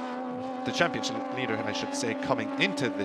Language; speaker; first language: English; native; English